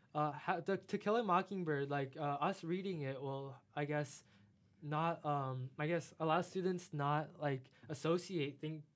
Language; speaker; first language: English; non-native, fluent; Chinese